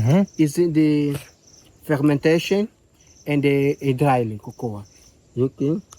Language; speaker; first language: English; non-native, learner; Portuguese